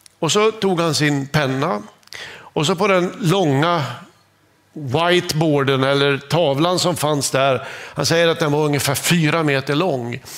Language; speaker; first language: Swedish; native; Swedish